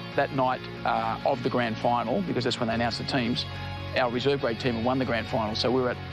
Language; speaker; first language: English; native; English